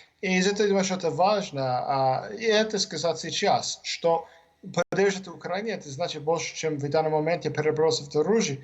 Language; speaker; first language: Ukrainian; non-native, learner; English